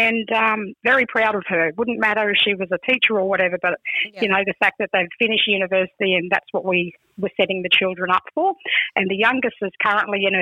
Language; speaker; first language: English; native; English